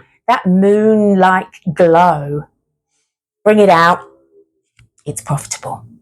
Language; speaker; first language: English; native; English